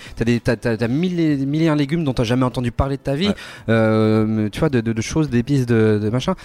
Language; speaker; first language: French; native; French